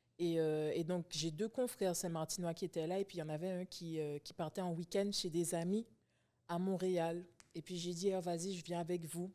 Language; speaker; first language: French; native; French